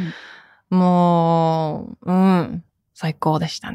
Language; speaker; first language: Japanese; early bilingual, heritage; Japanese